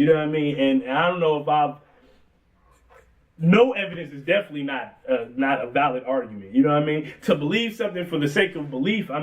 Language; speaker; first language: English; native; English